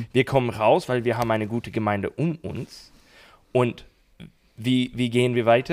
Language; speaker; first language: German; non-native, learner; English